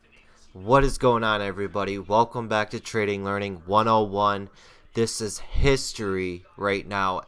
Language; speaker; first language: English; native; English